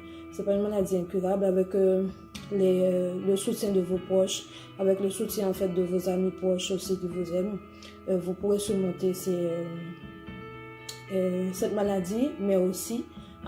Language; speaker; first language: French; native; French